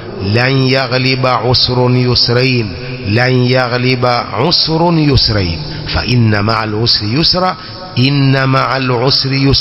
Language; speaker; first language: Arabic; non-native, fluent; Swahili